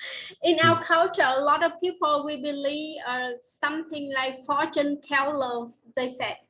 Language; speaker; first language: English; non-native, learner; Vietnamese